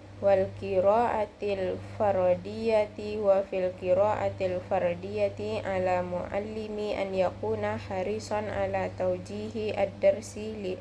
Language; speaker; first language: Arabic; non-native, learner; Indonesian